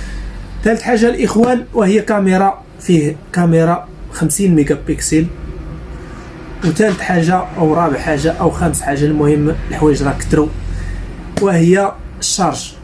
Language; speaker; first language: Arabic; native; Arabic